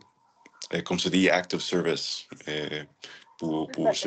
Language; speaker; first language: French; non-native, learner; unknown